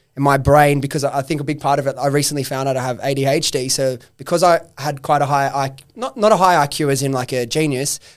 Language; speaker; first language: English; native; English